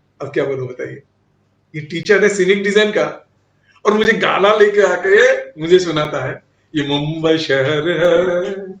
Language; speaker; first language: Hindi; non-native, local second language; Assamese